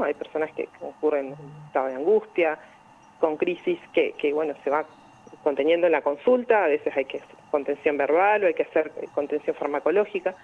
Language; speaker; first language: Spanish; native; Spanish